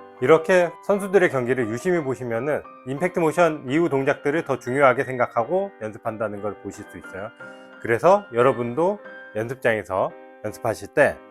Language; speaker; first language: Korean; native; Korean